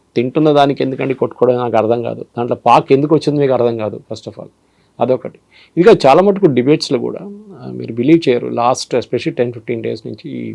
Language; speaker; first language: Telugu; non-native, fluent; Malayalam